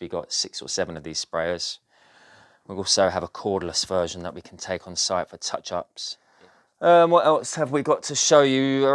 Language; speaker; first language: English; native; English